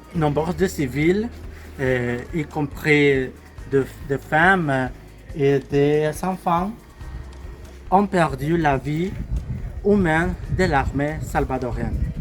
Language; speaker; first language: French; non-native, learner; Spanish